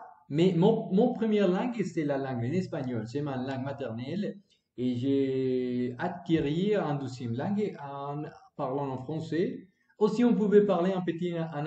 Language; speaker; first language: French; non-native, learner; Spanish